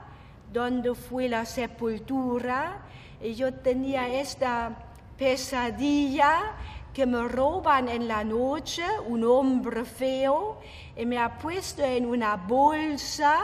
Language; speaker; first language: Spanish; non-native, fluent; German